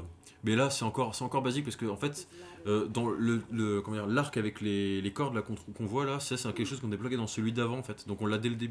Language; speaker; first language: French; native; French